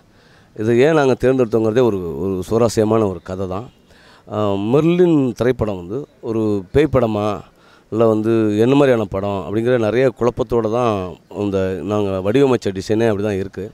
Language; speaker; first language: Tamil; native; Tamil